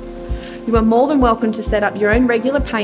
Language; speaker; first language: English; native; English